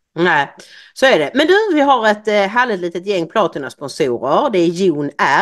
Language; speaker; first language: Swedish; native; Swedish